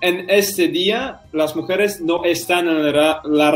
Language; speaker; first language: Spanish; non-native, learner; Polish